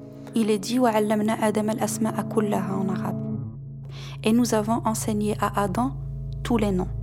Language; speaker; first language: French; non-native, local second language; Arabic